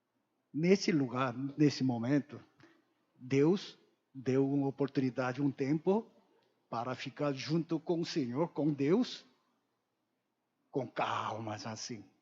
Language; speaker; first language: Portuguese; non-native, learner; Korean